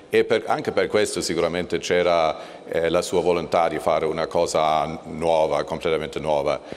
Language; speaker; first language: Italian; non-native, fluent; German